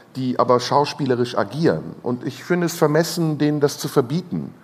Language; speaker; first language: German; non-native, fluent; Turkish